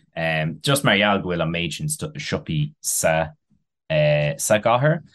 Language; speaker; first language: Irish; non-native, local second language; English